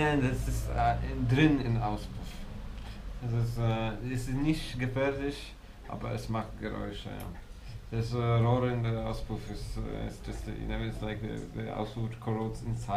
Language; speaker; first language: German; non-native, learner; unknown